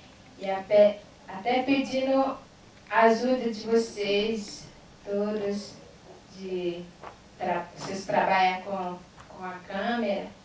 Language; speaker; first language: Portuguese; non-native, learner; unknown